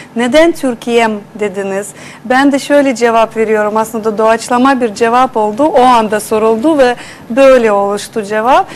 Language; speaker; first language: Turkish; non-native, fluent; Russian